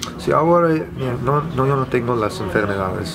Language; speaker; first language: Spanish; non-native, learner; English